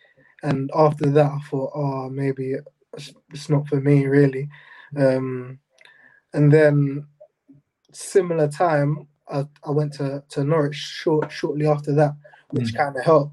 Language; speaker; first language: English; native; English